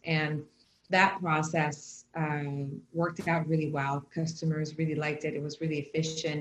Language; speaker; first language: English; native; English